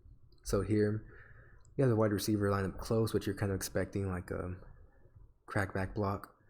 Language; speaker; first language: English; native; English